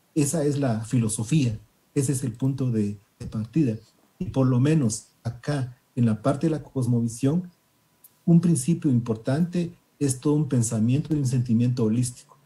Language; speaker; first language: Spanish; native; Spanish